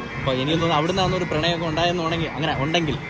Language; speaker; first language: Malayalam; native; Malayalam